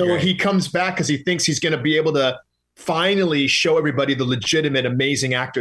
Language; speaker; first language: English; native; English